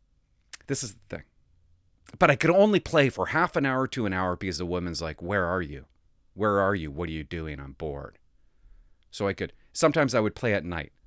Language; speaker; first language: English; native; English